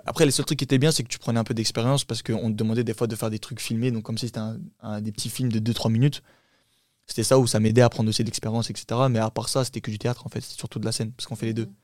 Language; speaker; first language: French; early bilingual, other home language; Turkish